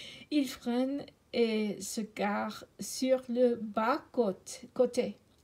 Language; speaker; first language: French; non-native, learner; English